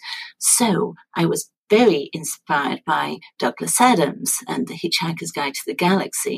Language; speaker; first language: English; native; English